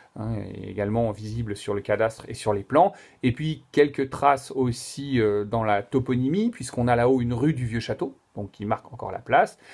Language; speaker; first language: French; native; French